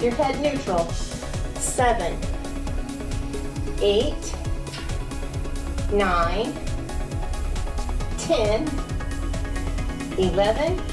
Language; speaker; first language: English; native; English